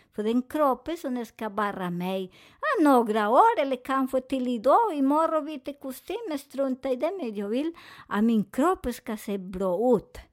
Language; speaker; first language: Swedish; non-native, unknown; Spanish